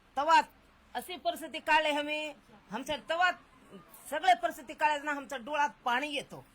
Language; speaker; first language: Marathi; non-native, local second language; Lambadi